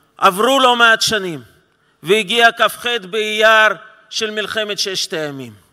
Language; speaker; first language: Hebrew; non-native, fluent; Russian